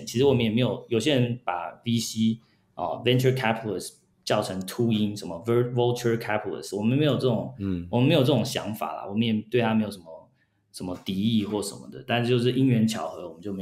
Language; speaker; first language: Chinese; early bilingual, heritage; Chinese